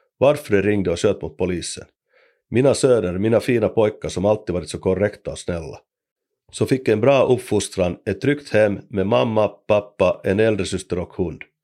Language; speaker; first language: Swedish; native; Swedish